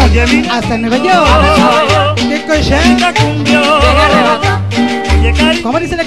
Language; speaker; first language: Spanish; native; Spanish